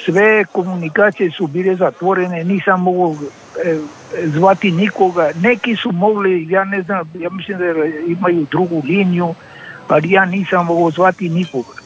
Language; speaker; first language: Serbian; early bilingual, heritage; Spanish